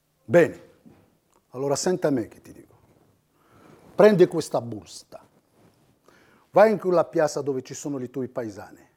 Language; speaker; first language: Italian; non-native, fluent; Arabic